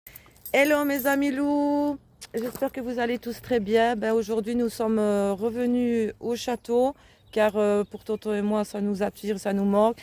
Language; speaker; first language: French; native; French